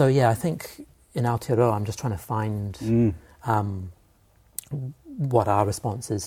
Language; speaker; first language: English; native; English